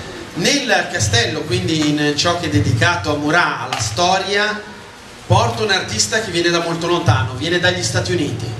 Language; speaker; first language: Italian; native; Italian